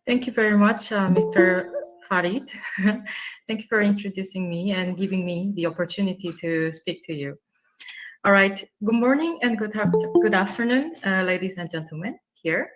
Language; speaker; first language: English; non-native, fluent; Korean